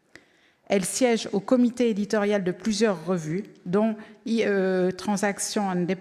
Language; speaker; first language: French; native; French